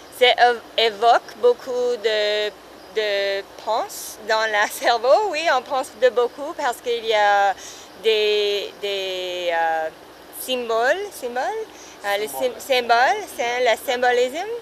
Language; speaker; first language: French; non-native, learner; English